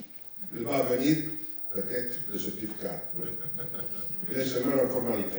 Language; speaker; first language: French; non-native, learner; Italian